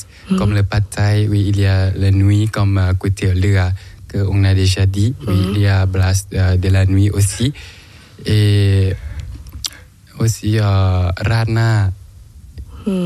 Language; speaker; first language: French; non-native, learner; Thai